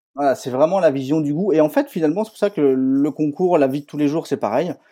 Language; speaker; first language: French; native; French